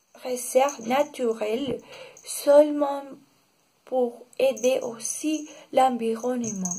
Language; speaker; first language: French; non-native, learner; Spanish